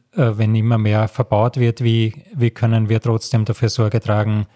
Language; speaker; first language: German; native; German